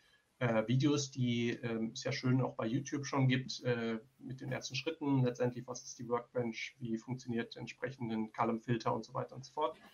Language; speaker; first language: German; native; German